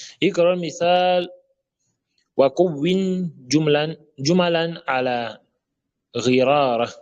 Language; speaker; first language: Arabic; non-native, fluent; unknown